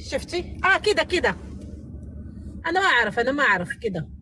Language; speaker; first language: Arabic; non-native, learner; Pashto